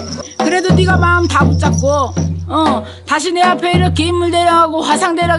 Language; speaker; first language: Korean; native; Korean